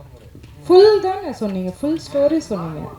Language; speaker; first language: Tamil; non-native, local second language; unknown